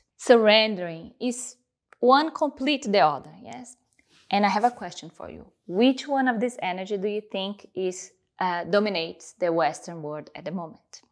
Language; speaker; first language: English; non-native, fluent; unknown